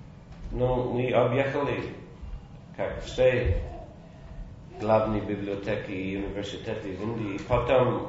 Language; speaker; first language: Russian; non-native, fluent; English